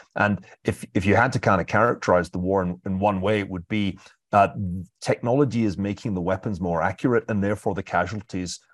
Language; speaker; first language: English; native; English